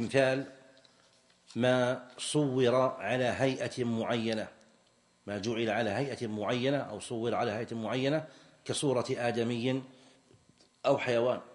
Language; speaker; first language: Arabic; native; Arabic